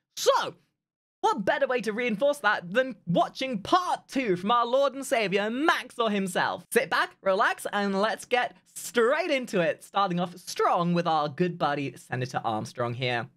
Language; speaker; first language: English; native; English